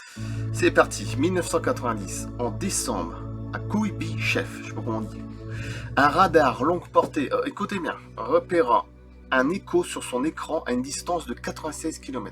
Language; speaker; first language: French; native; French